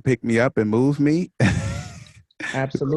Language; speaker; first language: English; native; English